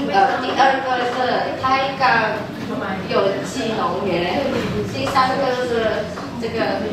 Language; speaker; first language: Chinese; non-native, learner; Indonesian